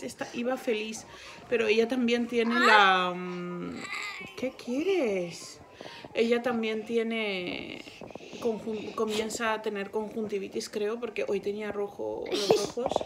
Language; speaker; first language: Spanish; non-native, fluent; Georgian